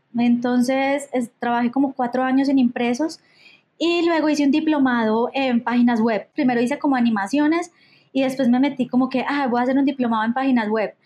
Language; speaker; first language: Spanish; native; Spanish